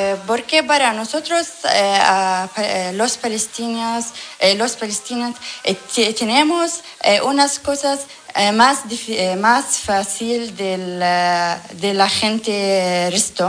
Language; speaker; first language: Spanish; non-native, learner; Arabic